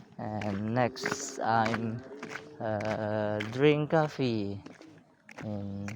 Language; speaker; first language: English; non-native, learner; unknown